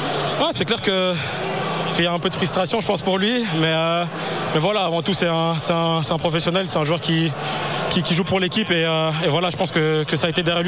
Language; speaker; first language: French; native; French